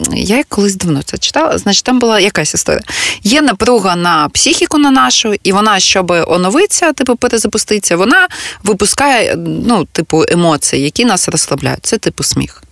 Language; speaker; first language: Ukrainian; non-native, local second language; Russian